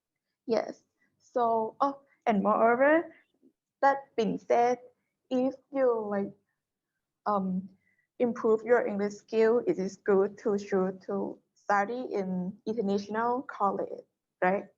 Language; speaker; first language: English; non-native, learner; Thai